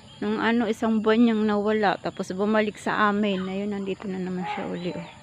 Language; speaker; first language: Filipino; non-native, local second language; Cebuano